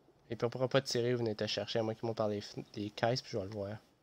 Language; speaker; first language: French; native; French